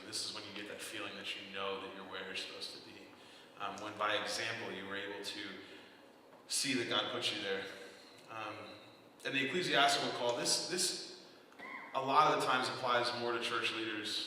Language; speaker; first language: English; native; English